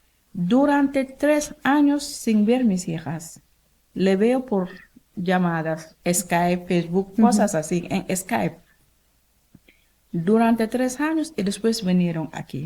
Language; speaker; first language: Spanish; non-native, learner; Wolof